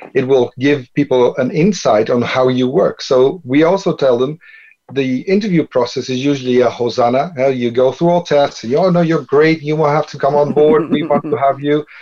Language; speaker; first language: English; non-native, fluent; Dutch